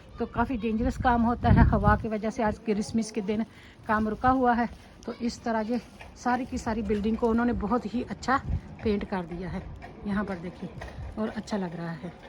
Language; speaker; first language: Urdu; non-native, local second language; Punjabi